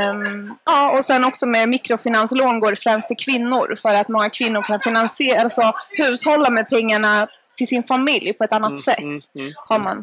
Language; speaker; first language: Swedish; native; Swedish